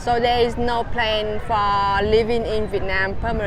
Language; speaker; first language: English; non-native, fluent; Vietnamese